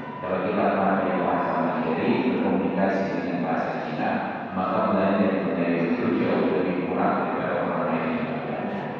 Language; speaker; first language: Indonesian; non-native, local second language; Achinese